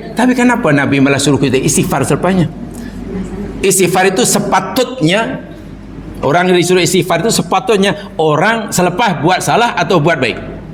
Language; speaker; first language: Malay; native; Malay